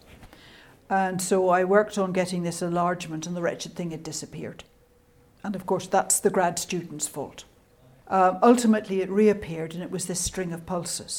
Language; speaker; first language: English; native; English